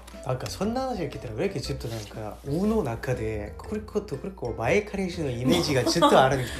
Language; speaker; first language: Japanese; non-native, learner; Korean